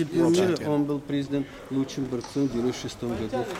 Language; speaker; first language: Russian; native; Russian